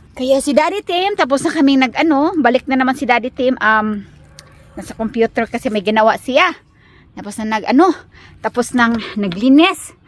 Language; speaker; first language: Filipino; native; Filipino